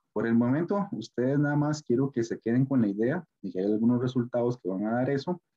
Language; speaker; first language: Spanish; native; Spanish